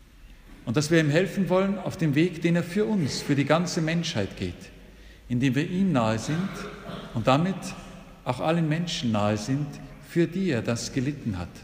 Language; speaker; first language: German; native; German